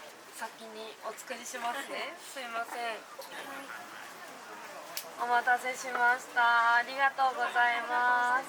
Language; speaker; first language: Japanese; native; Japanese